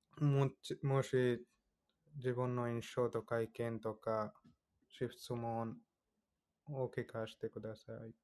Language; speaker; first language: Japanese; non-native, fluent; Hindi